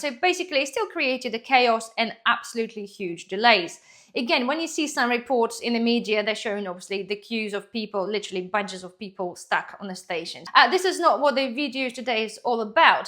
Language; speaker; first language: English; non-native, fluent; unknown